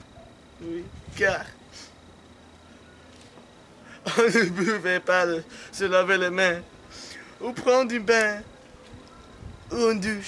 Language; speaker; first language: French; non-native, learner; English